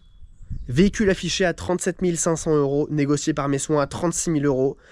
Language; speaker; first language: French; native; French